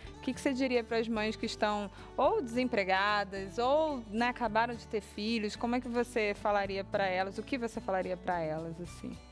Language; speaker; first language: Portuguese; native; Portuguese